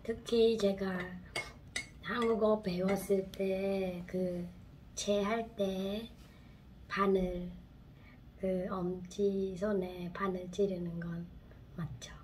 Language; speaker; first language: Korean; non-native, fluent; Khmer